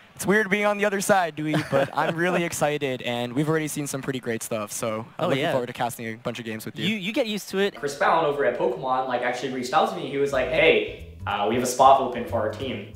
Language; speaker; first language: English; native; English